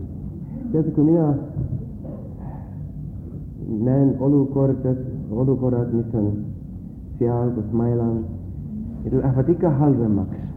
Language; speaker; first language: Estonian; early bilingual, heritage; Estonian